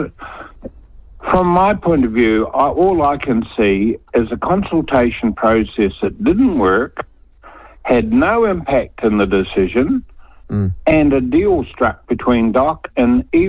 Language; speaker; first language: English; native; English